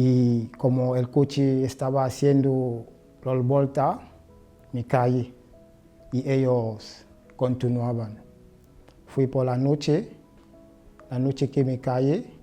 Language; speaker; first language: Spanish; non-native, learner; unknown